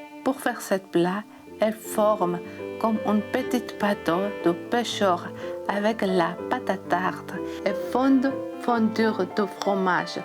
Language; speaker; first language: French; non-native, learner; Georgian